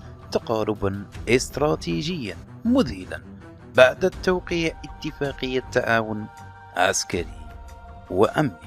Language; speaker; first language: Arabic; native; Arabic